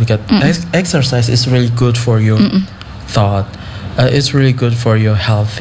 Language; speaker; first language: English; non-native, learner; Indonesian